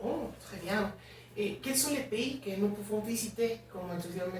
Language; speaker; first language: French; non-native, learner; Spanish